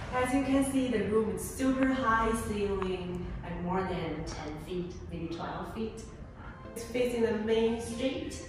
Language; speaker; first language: English; non-native, fluent; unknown